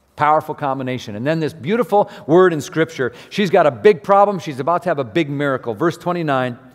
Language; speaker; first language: English; native; English